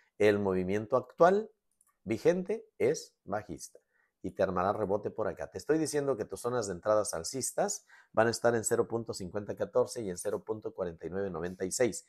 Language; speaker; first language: Spanish; native; Spanish